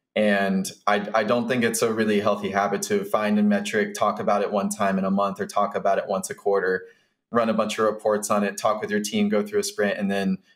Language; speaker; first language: English; native; English